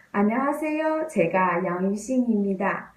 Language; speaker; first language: Korean; non-native, learner; Chinese